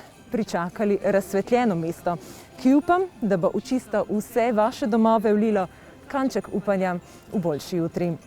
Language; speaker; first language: Slovenian; native; Slovenian